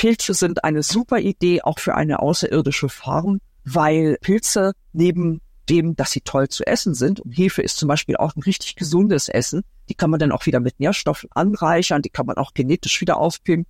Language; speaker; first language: German; native; German